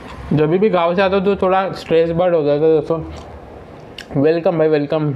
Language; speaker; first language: Hindi; non-native, local second language; Marathi